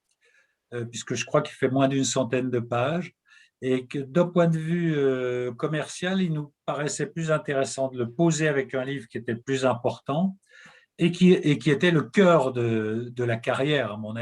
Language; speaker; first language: French; native; French